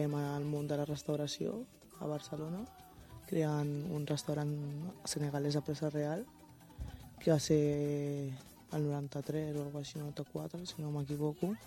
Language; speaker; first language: Catalan; early bilingual, other home language; Wolof